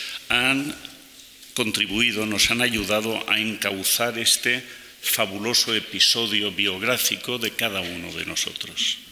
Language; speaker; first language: Spanish; native; Spanish